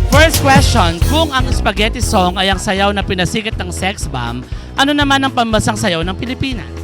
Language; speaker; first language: Filipino; native; Filipino